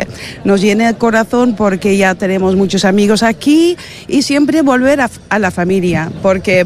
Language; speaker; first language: Spanish; non-native, fluent; Dutch